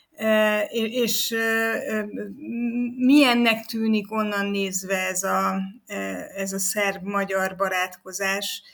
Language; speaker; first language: Hungarian; native; Hungarian